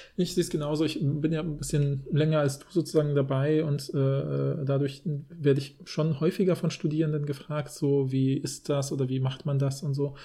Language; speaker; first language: German; native; German